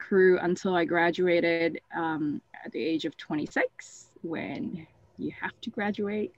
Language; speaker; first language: English; non-native, local second language; Cantonese